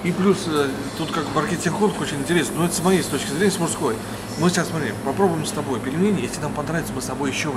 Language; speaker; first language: Russian; native; Russian